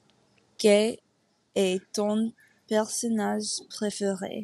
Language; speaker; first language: French; non-native, learner; English